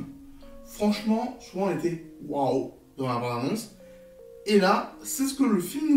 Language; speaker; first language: French; native; French